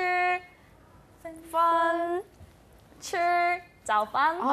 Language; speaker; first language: Chinese; non-native, learner; Korean